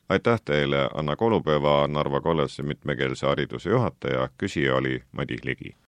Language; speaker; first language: Estonian; native; Estonian